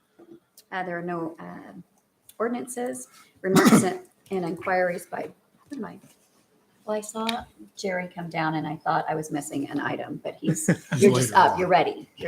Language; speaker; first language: English; native; English